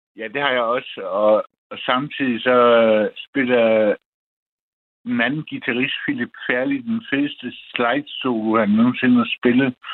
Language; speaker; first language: Danish; native; Danish